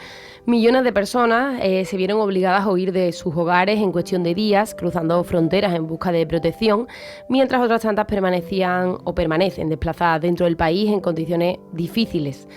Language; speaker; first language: Spanish; native; Spanish